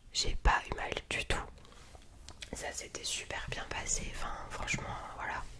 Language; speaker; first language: French; early bilingual, other home language; Polish